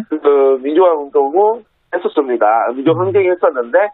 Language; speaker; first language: Korean; non-native, fluent; Burmese